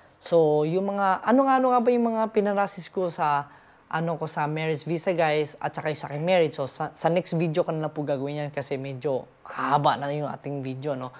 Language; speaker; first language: Filipino; native; Filipino